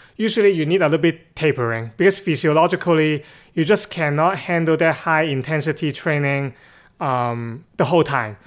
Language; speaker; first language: English; non-native, local second language; Cantonese